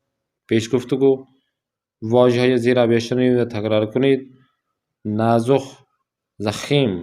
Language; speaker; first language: Persian; non-native, fluent; Urdu